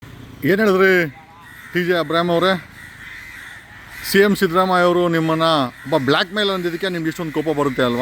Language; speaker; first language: Kannada; native; Kannada